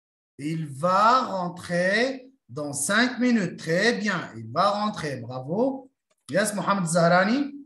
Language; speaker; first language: French; non-native, local second language; Arabic